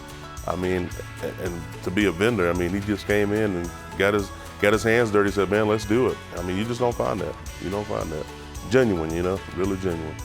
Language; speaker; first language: English; native; English